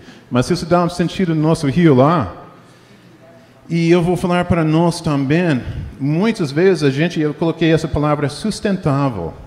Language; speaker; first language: Portuguese; non-native, fluent; English